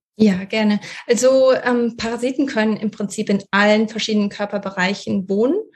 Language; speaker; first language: German; early bilingual, other home language; Russian